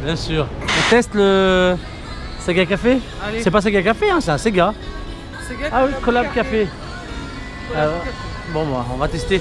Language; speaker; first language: French; native; French